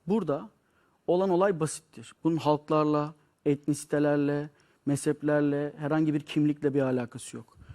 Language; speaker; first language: Turkish; native; Turkish